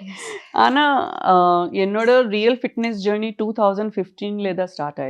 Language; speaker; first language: Tamil; non-native, fluent; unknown